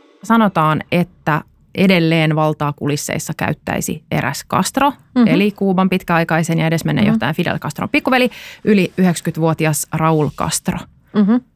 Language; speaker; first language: Finnish; native; Finnish